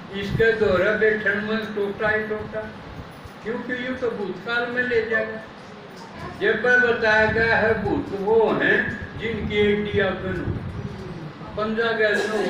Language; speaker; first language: Hindi; native; Hindi